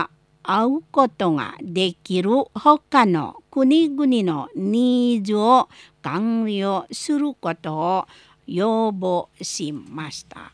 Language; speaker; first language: Japanese; non-native, learner; Indonesian